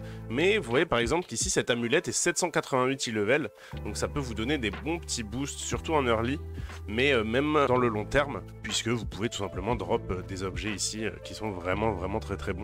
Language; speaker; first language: French; native; French